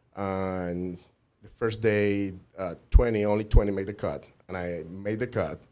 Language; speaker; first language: English; non-native, fluent; Spanish